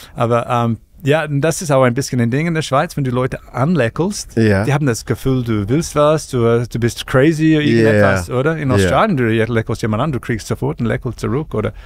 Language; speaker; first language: German; non-native, fluent; English